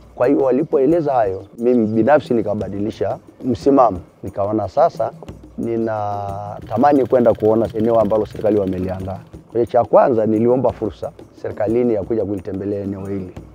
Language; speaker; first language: Swahili; non-native, local second language; Masai